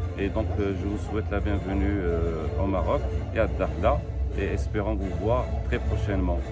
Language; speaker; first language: French; non-native, local second language; Arabic